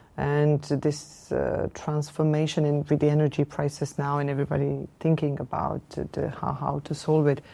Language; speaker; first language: English; non-native, fluent; Slovenian